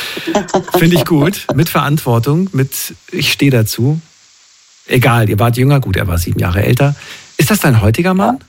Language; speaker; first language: German; native; German